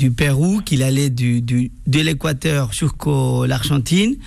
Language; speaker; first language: French; non-native, fluent; Spanish